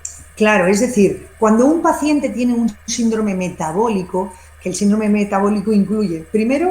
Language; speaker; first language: Spanish; native; Spanish